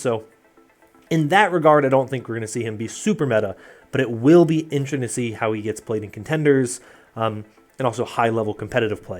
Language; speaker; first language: English; native; English